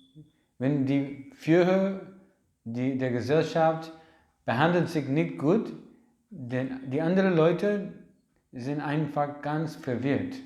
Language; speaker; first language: German; non-native, learner; English